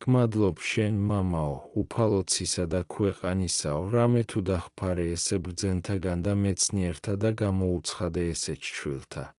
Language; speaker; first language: Georgian; native; Georgian